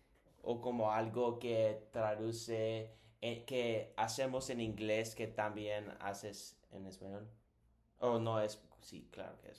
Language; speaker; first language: Spanish; non-native, learner; English